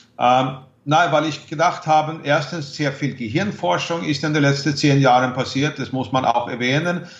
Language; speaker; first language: German; non-native, fluent; Swedish